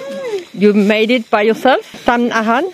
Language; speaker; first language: English; non-native, learner; French